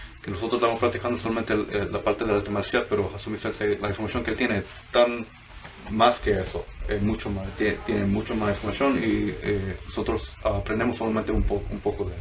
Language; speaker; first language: Spanish; early bilingual, heritage; Spanish